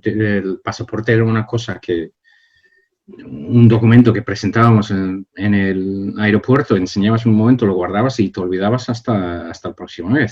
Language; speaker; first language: Spanish; non-native, fluent; English